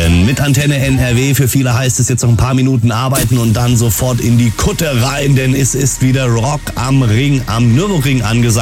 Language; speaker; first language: German; native; German